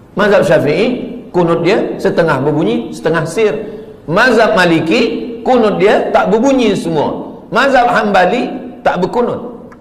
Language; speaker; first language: Malay; native; Malay